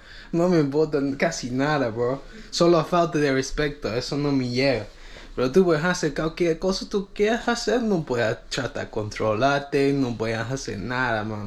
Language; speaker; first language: Spanish; non-native, fluent; English